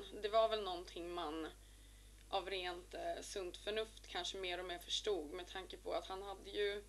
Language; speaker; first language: Swedish; native; Swedish